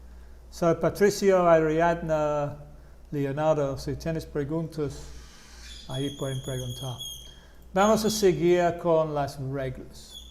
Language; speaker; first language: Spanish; non-native, fluent; English